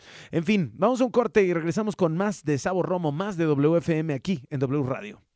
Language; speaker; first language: Spanish; native; Spanish